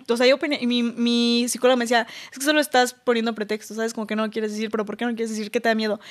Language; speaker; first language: Spanish; native; Spanish